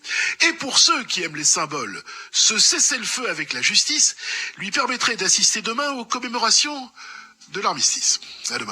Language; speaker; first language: French; native; French